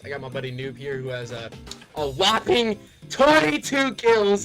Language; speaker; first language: English; native; English